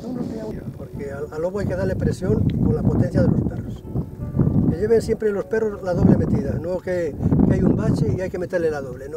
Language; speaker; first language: Spanish; native; Spanish